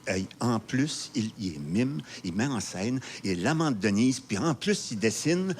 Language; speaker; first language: French; native; French